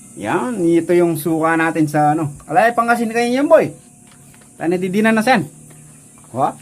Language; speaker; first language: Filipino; non-native, local second language; Pampanga